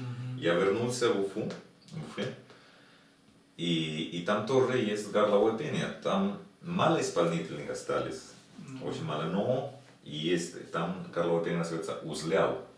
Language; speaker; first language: Russian; non-native, learner; Spanish